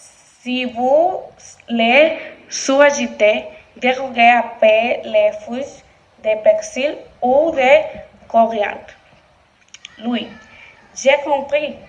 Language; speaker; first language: French; non-native, learner; Spanish